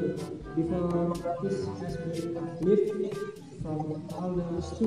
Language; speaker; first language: English; non-native, learner; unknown